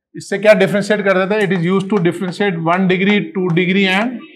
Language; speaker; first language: Hindi; native; Hindi